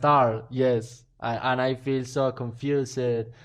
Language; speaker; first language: English; non-native, learner; Spanish